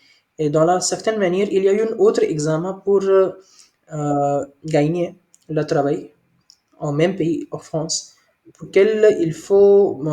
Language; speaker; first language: French; non-native, learner; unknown